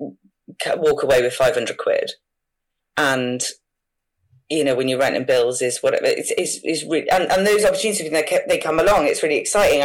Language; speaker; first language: English; native; English